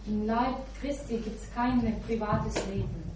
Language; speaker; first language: German; non-native, fluent; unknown